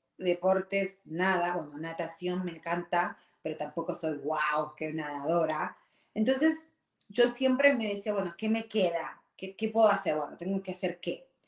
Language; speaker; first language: Spanish; native; Spanish